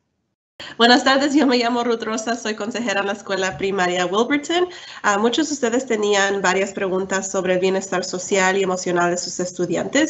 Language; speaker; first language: Spanish; early bilingual, heritage; Spanish